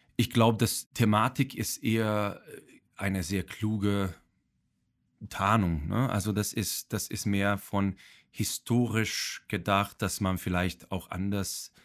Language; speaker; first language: German; non-native, fluent; Hungarian